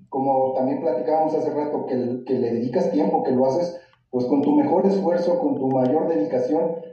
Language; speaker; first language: Spanish; native; Spanish